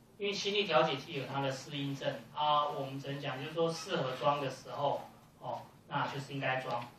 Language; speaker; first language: Chinese; native; Chinese